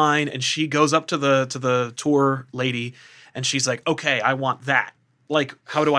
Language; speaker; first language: English; native; English